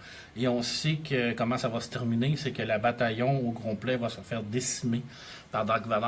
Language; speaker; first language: French; native; French